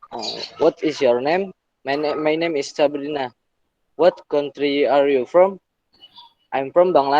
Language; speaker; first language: English; non-native, learner; Indonesian